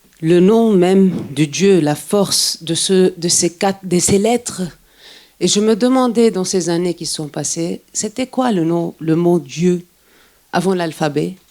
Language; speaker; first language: French; non-native, local second language; Arabic